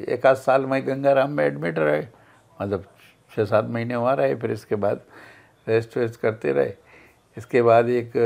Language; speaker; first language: Hindi; native; Hindi